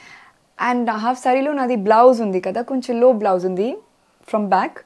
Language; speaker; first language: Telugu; non-native, learner; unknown